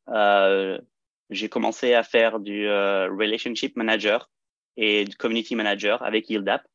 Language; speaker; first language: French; early bilingual, heritage; French